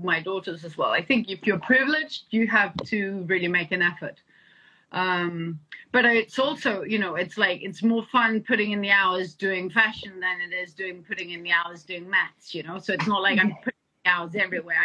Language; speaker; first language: English; non-native, fluent; Danish